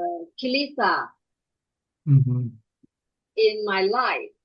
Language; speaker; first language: English; non-native, learner; Chinese